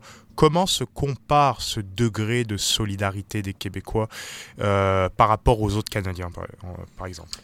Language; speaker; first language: French; native; French